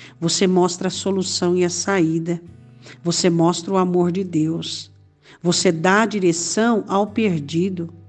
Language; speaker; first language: Portuguese; native; Portuguese